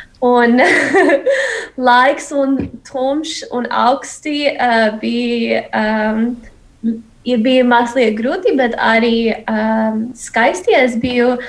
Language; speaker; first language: Latvian; non-native, learner; Spanish